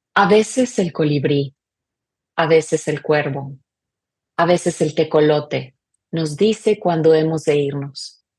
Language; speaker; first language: Spanish; native; Spanish